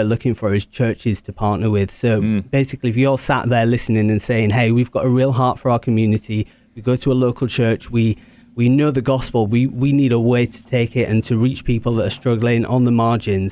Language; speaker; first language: English; native; English